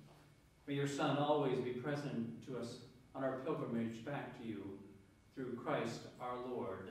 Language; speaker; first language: English; native; English